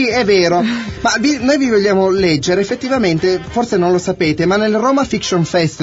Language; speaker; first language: Italian; native; Italian